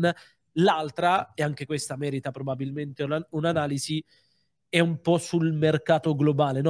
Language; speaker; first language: Italian; native; Italian